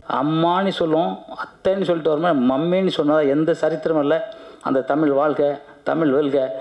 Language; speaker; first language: Tamil; native; Tamil